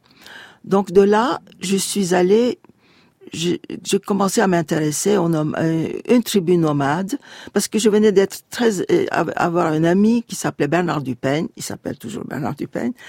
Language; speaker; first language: French; non-native, fluent; Turkish